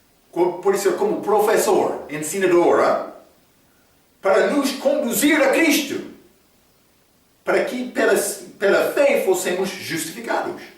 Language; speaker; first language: Portuguese; non-native, fluent; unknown